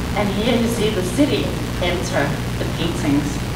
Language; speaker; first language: English; non-native, fluent; Danish